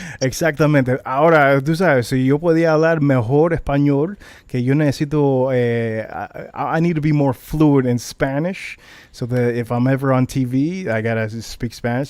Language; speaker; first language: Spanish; early bilingual, heritage; Spanish